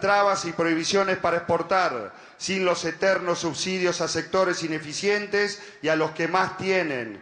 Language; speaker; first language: Spanish; native; Spanish